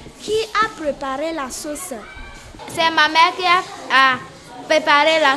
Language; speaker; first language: French; non-native, learner; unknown